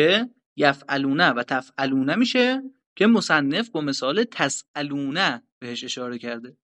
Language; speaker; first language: Persian; native; Persian